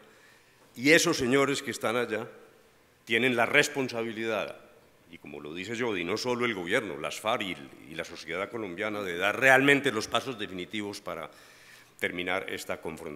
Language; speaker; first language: Spanish; native; Spanish